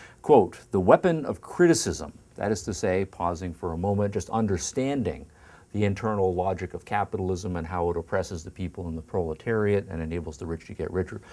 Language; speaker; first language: English; native; English